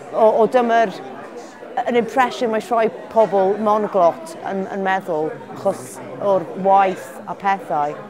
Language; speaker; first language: Welsh; non-native, learner; English